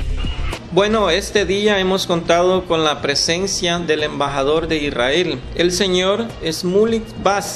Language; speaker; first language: Spanish; native; Spanish